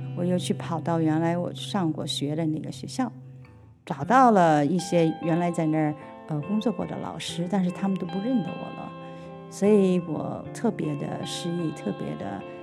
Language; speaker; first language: Chinese; early bilingual, heritage; Chinese